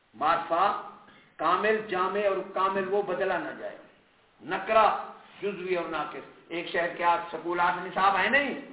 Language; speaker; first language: Urdu; non-native, local second language; Punjabi